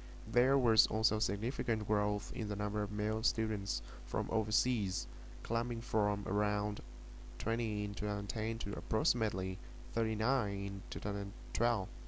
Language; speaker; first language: English; non-native, fluent; Vietnamese